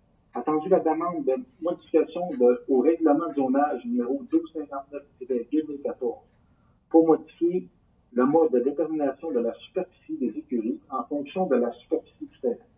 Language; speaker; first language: French; native; French